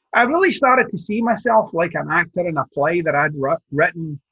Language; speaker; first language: English; native; English